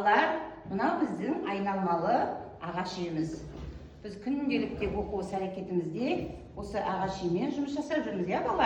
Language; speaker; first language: Kazakh; native; Kazakh